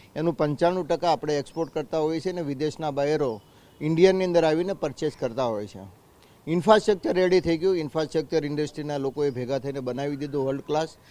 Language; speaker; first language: Gujarati; native; Gujarati